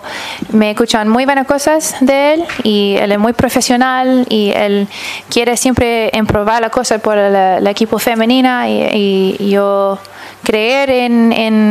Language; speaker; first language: Spanish; early bilingual, heritage; English